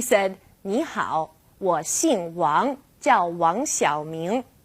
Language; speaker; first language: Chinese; non-native, fluent; English